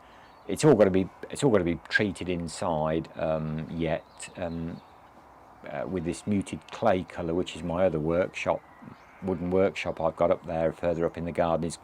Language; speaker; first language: English; native; English